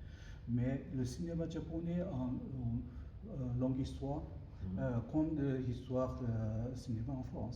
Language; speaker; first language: French; non-native, learner; Japanese